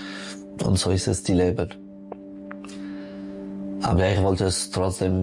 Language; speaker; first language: German; non-native, local second language; French